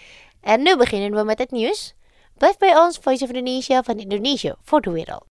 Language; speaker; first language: Dutch; non-native, fluent; Indonesian